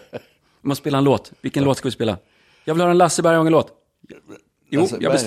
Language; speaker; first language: Swedish; native; Swedish